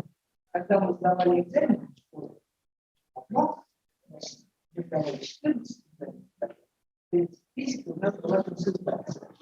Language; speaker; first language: Russian; native; Russian